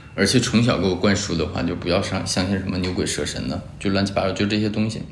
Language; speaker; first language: Chinese; native; Chinese